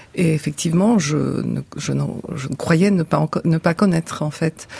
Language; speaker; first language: French; non-native, fluent; Bulgarian